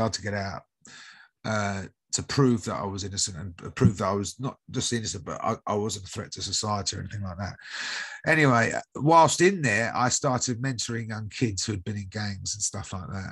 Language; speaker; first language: English; native; English